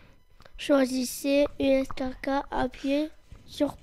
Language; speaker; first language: French; native; French